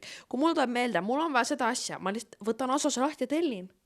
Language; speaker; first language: Estonian; native; Estonian